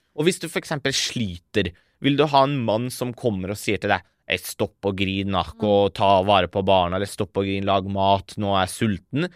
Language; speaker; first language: Norwegian; early bilingual, other home language; Persian